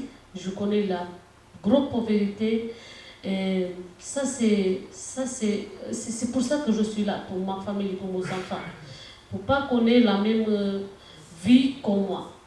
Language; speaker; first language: French; non-native, learner; Romanian